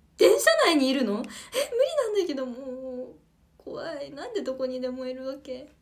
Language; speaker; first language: Japanese; native; Japanese